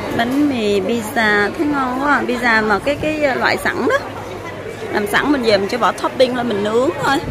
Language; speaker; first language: Vietnamese; native; Vietnamese